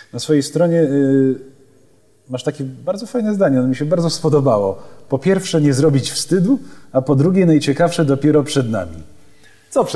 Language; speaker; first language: Polish; native; Polish